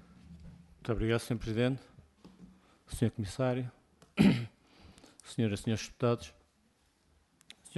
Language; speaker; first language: Portuguese; native; Portuguese